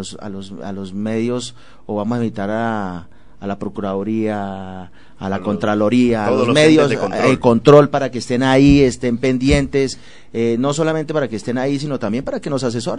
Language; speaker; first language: Spanish; native; Spanish